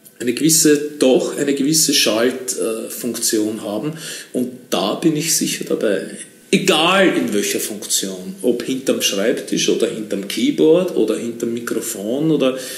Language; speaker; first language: German; native; German